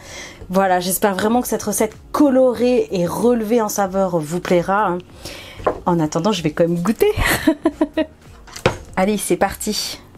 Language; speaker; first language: French; native; French